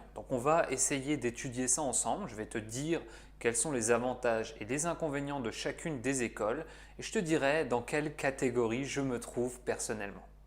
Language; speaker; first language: French; native; French